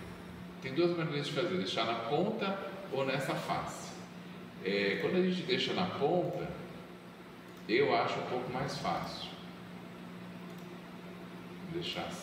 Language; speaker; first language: Portuguese; native; Portuguese